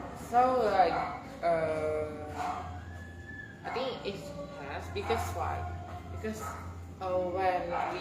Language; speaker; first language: English; non-native, learner; Indonesian